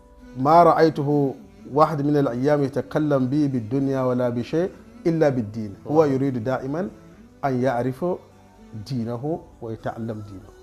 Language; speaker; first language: Arabic; non-native, fluent; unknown